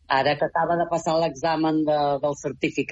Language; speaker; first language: Catalan; native; Catalan